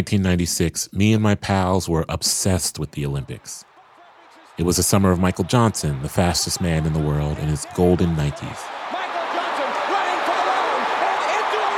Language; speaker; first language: English; native; English